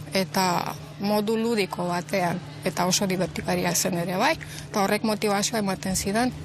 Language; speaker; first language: Basque; non-native, fluent; Romanian